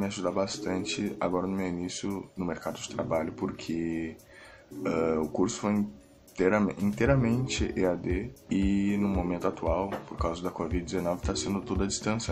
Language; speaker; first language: Portuguese; native; Portuguese